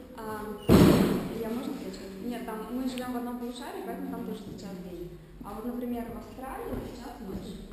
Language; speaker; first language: Russian; native; Russian